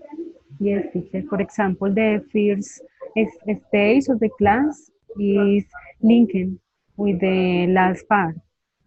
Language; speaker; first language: English; non-native, learner; Spanish